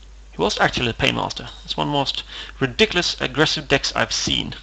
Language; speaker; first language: English; non-native, fluent; Swedish